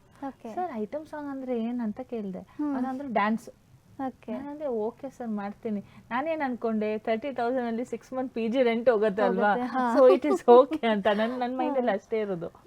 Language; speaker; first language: Kannada; non-native, learner; Hindi